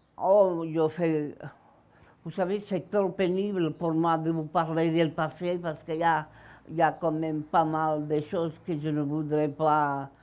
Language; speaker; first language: French; non-native, fluent; Spanish